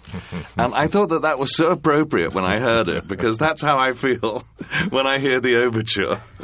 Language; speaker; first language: English; native; English